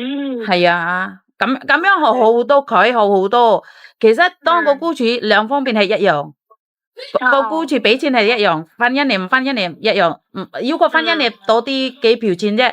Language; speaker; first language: Cantonese; non-native, fluent; Indonesian